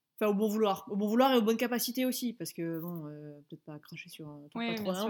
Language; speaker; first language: French; native; French